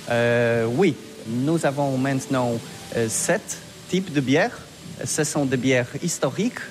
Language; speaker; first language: French; non-native, learner; Polish